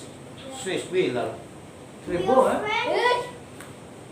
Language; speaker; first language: French; non-native, learner; Indonesian